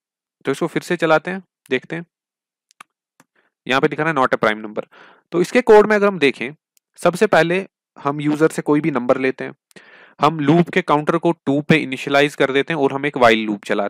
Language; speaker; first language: Hindi; non-native, local second language; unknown